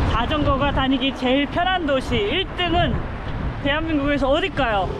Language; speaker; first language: Korean; non-native, fluent; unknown